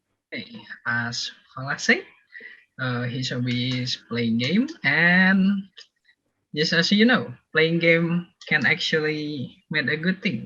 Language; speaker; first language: English; non-native, learner; Indonesian